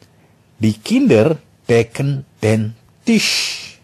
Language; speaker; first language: German; non-native, fluent; Indonesian